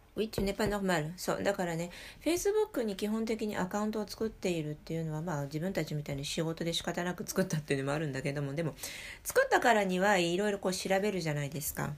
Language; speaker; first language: Japanese; native; Japanese